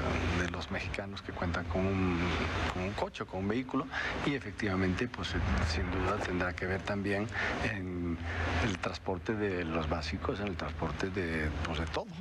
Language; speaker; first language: Spanish; native; Spanish